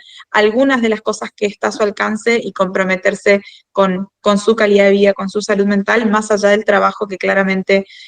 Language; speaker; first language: Spanish; native; Spanish